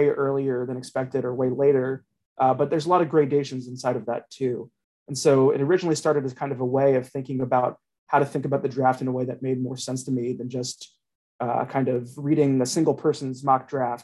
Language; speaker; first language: English; native; English